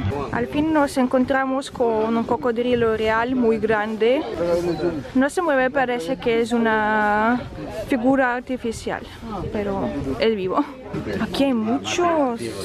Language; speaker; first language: Spanish; non-native, fluent; Russian